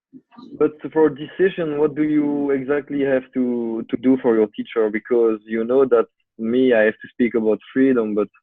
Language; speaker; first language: English; non-native, learner; French